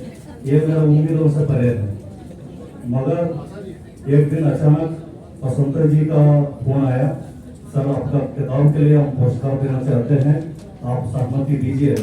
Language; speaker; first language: Hindi; non-native, local second language; Telugu